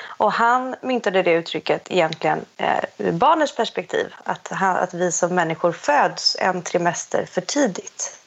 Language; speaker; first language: Swedish; native; Swedish